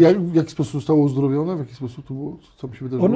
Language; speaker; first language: Polish; native; Polish